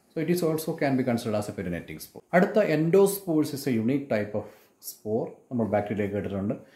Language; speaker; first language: English; non-native, local second language; Malayalam